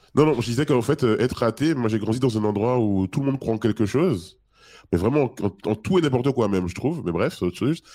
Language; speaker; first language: French; native; French